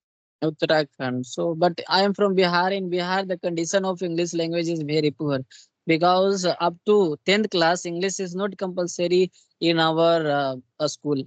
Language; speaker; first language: English; non-native, local second language; Hindi